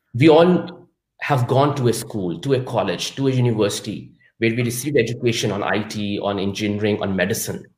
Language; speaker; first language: English; non-native, local second language; Urdu